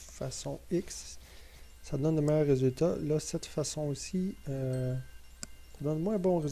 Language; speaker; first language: French; native; French